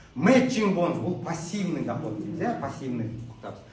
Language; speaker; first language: Russian; non-native, local second language; Kazakh